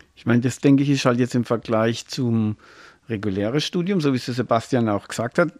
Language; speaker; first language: German; native; German